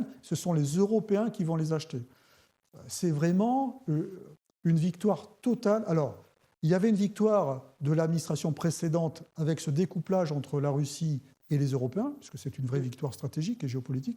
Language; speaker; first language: French; native; French